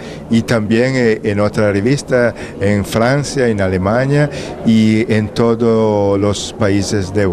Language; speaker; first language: Spanish; non-native, fluent; Italian